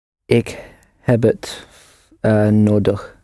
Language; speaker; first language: Dutch; non-native, learner; English